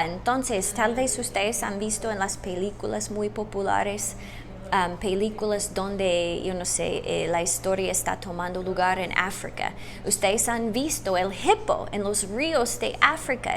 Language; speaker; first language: Spanish; non-native, fluent; English